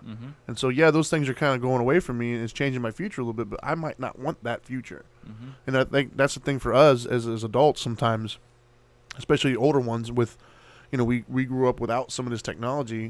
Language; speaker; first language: English; native; English